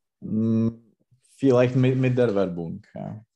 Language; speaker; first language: German; non-native, learner; Czech